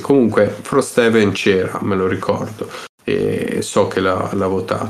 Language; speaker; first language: Italian; native; Italian